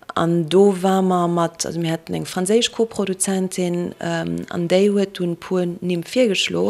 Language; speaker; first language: Luxembourgish; native; Luxembourgish